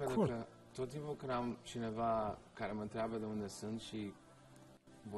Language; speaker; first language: Romanian; early bilingual, heritage; Romanian